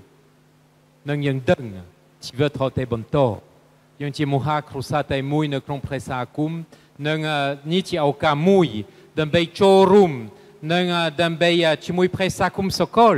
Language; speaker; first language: Khmer; non-native, fluent; French